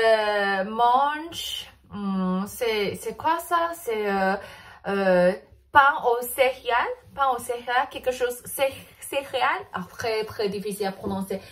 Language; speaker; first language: French; non-native, learner; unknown